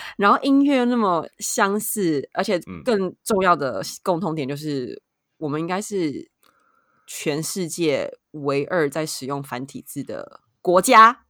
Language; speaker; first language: Chinese; native; Chinese